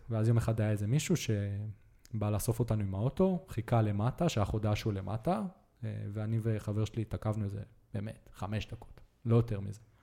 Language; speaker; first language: Hebrew; native; Hebrew